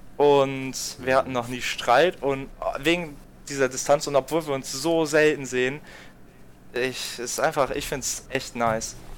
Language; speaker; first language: German; native; German